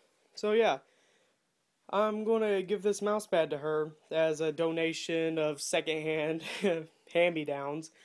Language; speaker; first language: English; native; English